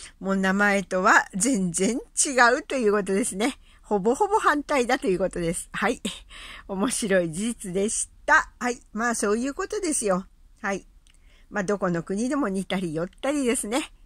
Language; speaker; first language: Japanese; native; Japanese